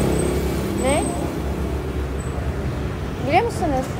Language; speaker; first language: Turkish; non-native, learner; Indonesian